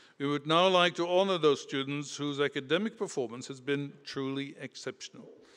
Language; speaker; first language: English; non-native, fluent; Dutch